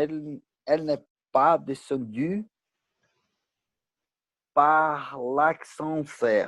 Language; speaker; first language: French; non-native, learner; Portuguese